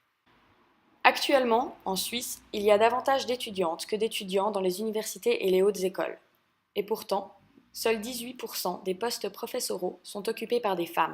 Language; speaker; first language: French; native; French